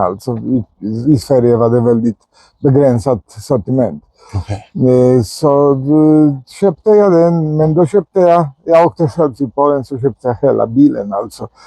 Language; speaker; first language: Swedish; non-native, fluent; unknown